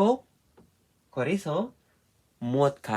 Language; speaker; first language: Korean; non-native, fluent; Filipino